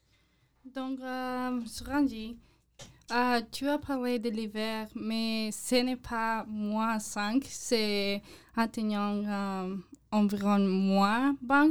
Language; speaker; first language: French; non-native, learner; English